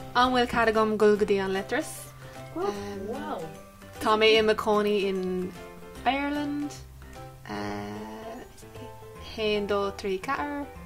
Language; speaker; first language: English; non-native, fluent; Spanish